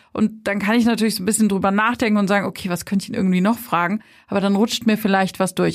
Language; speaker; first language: German; native; German